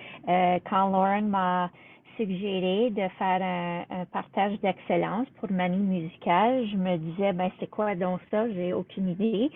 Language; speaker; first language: French; non-native, local second language; English